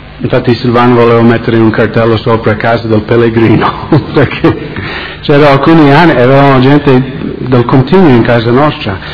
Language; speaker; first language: Italian; non-native, fluent; English